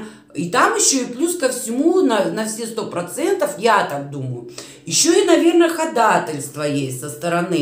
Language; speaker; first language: Russian; native; Russian